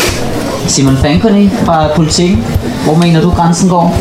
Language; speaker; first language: Danish; native; Danish